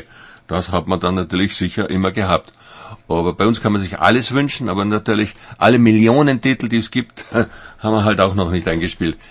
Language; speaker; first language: German; native; German